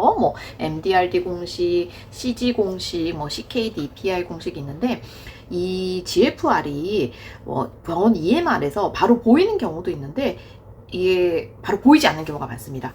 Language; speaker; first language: Korean; native; Korean